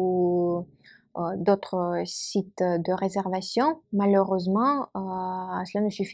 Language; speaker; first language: French; non-native, fluent; Russian